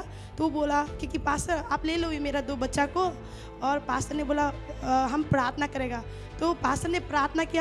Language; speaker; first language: Hindi; non-native, local second language; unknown